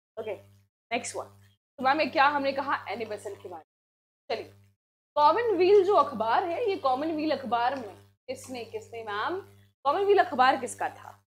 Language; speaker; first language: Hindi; native; Hindi